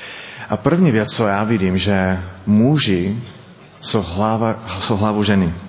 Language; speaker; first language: Czech; non-native, learner; English